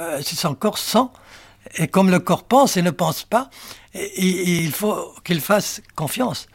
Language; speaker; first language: French; non-native, local second language; Arabic